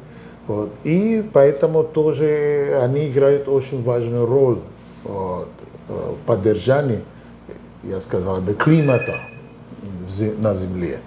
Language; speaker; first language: Russian; non-native, fluent; Spanish